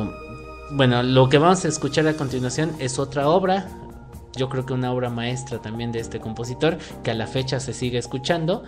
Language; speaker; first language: Spanish; native; Spanish